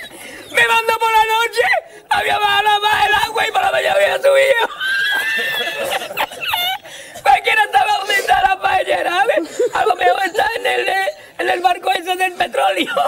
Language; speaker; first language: Spanish; native; Spanish